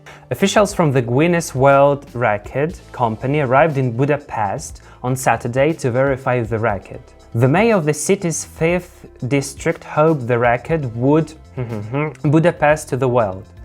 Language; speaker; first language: English; non-native, fluent; Ukrainian